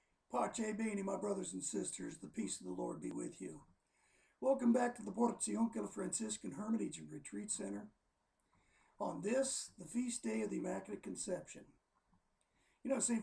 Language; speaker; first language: English; native; English